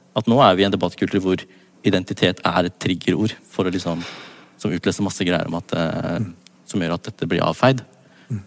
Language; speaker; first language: Norwegian; native; Norwegian